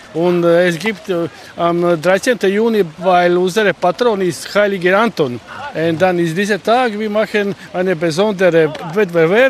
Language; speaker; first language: German; non-native, learner; Croatian